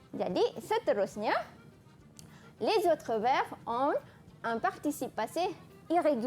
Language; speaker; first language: French; non-native, fluent; Malay